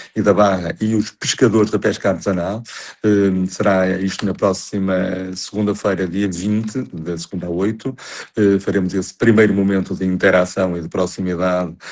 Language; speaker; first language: Portuguese; native; Portuguese